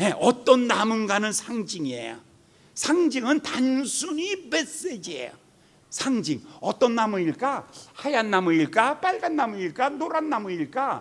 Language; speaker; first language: Korean; native; Korean